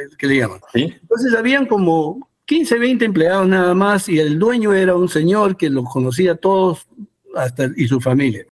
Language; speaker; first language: Spanish; early bilingual, heritage; Spanish